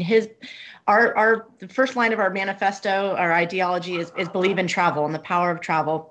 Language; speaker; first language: English; native; English